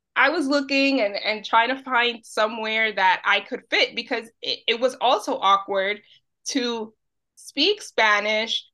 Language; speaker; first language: English; early bilingual, other home language; Spanish